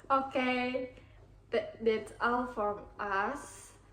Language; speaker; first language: English; non-native, learner; Indonesian